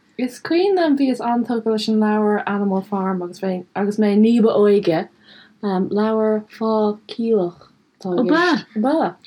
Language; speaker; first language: Irish; non-native, local second language; English